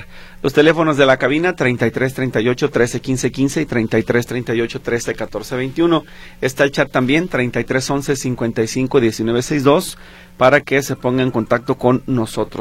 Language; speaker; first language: Spanish; native; Spanish